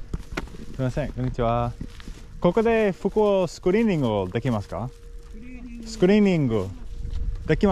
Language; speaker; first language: Japanese; non-native, learner; English